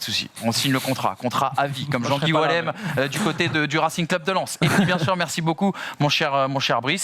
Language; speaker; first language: French; native; French